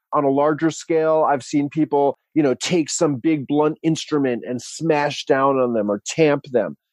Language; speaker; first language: English; native; English